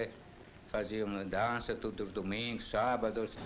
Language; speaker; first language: Portuguese; non-native, fluent; Italian